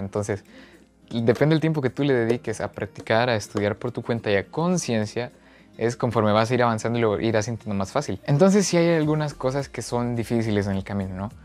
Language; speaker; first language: Spanish; native; Spanish